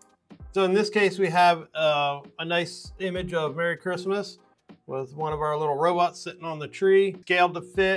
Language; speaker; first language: English; native; English